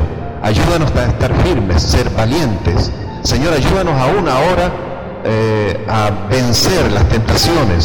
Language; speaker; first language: Spanish; native; Spanish